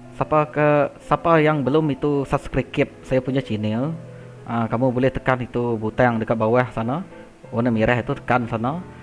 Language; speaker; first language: Malay; non-native, local second language; Iban